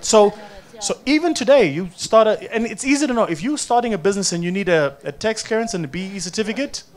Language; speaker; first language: English; non-native, local second language; Zulu